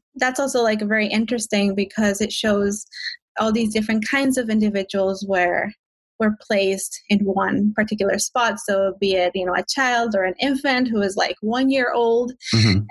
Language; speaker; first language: English; non-native, fluent; Spanish